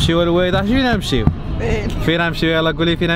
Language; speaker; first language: Arabic; native; Arabic